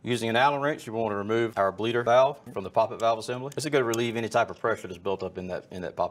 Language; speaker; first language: English; native; English